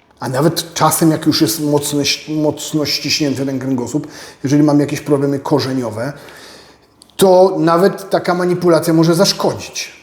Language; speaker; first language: Polish; native; Polish